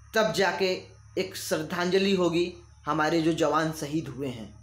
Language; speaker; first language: Hindi; native; Hindi